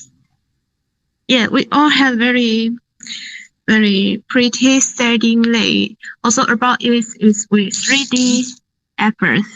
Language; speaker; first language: English; non-native, learner; Thai